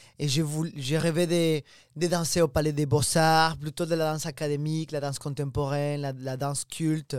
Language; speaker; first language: French; non-native, fluent; Spanish